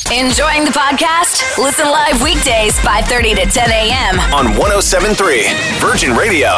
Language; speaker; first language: English; native; English